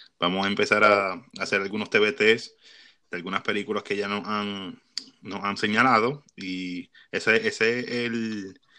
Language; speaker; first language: Spanish; native; Spanish